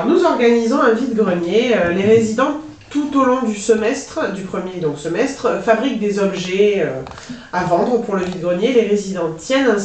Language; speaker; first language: French; native; French